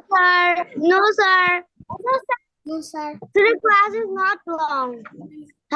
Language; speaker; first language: English; non-native, learner; Bangla